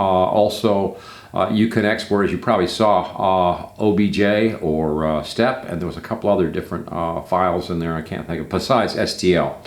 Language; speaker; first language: English; native; English